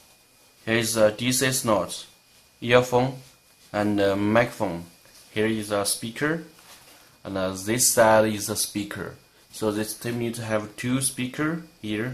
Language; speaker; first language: English; non-native, learner; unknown